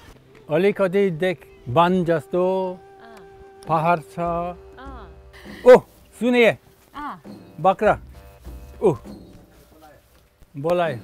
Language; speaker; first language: Nepali; non-native, learner; English